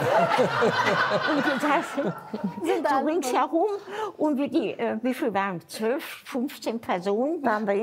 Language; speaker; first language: German; native; German